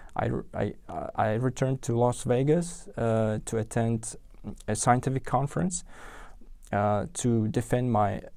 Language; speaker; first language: English; non-native, fluent; Uzbek